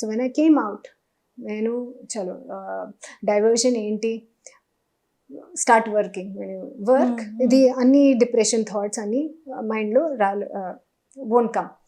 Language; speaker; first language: Telugu; non-native, learner; Hindi